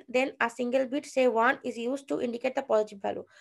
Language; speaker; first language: English; non-native, local second language; Bangla